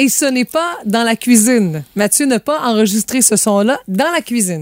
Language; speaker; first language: French; native; French